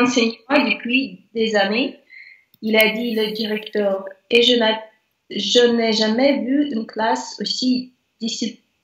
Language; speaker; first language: French; non-native, learner; Russian